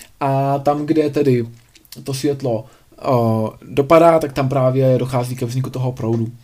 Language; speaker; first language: Czech; native; Czech